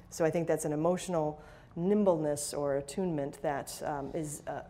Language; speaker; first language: English; native; English